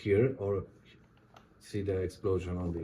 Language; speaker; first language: English; non-native, learner; Polish